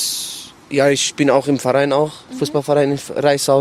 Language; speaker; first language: German; non-native, learner; Arabic